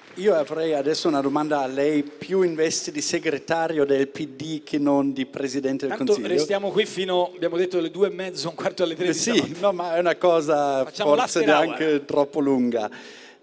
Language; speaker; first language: Italian; non-native, fluent; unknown